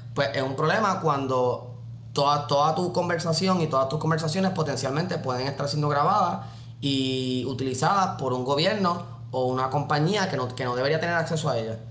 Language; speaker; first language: Spanish; native; Spanish